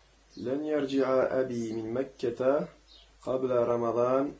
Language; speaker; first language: Arabic; non-native, learner; French